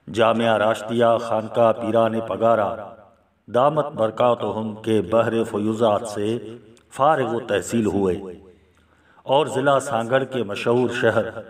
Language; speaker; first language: Urdu; non-native, local second language; Sindhi